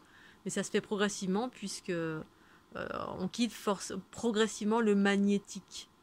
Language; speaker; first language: French; native; French